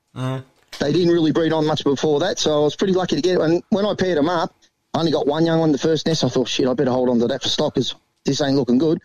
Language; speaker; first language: English; native; English